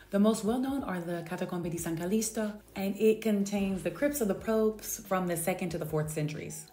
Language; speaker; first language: English; native; English